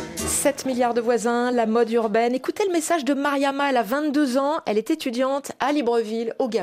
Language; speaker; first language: French; native; French